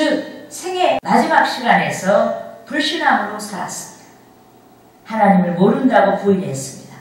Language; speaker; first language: Korean; native; Korean